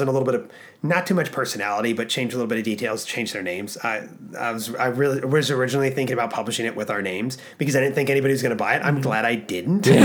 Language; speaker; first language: English; native; English